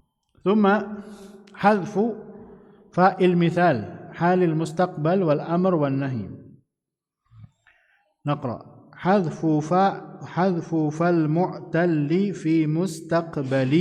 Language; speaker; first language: Arabic; non-native, fluent; Indonesian